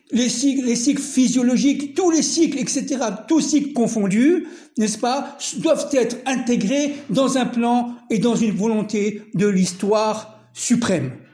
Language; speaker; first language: French; native; French